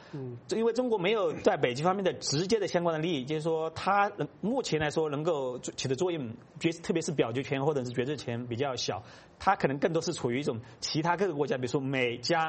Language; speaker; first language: Chinese; native; Chinese